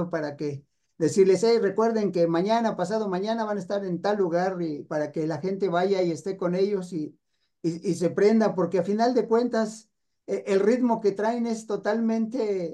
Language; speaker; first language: Spanish; native; Spanish